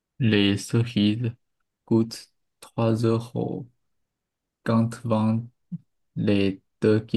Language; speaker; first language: French; non-native, learner; Chinese